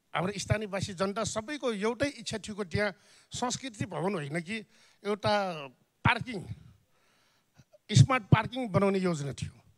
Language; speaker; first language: Nepali; non-native, local second language; Newari